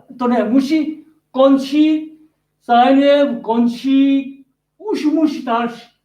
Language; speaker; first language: Czech; non-native, learner; Korean